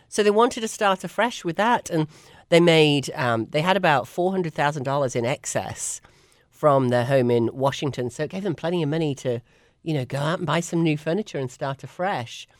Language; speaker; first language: English; native; English